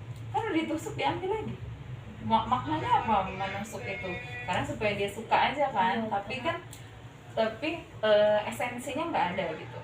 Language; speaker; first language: Indonesian; native; Indonesian